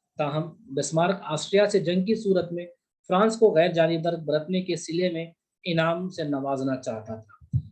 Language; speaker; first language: Urdu; native; Urdu